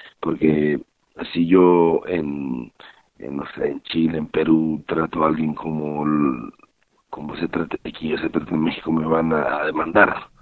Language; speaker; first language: Spanish; native; Spanish